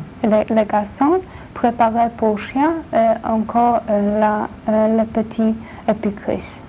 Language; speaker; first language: French; non-native, learner; Polish